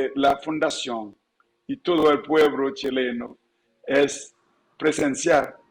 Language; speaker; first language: Spanish; non-native, learner; Haitian Creole